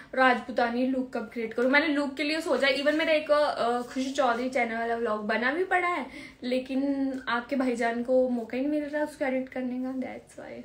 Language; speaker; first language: Hindi; native; Hindi